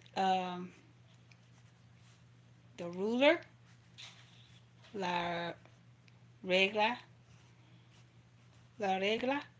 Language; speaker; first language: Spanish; non-native, learner; English